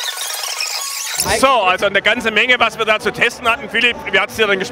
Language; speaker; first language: German; native; German